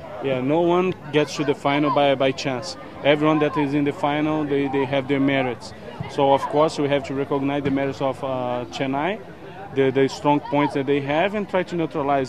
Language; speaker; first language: English; non-native, fluent; Portuguese